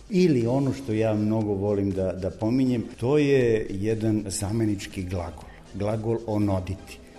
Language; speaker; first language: Serbian; native; Serbian